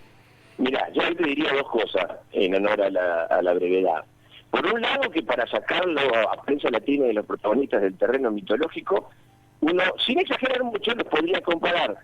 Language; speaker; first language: Spanish; native; Spanish